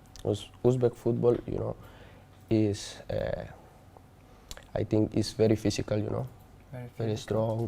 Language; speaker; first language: English; non-native, learner; Spanish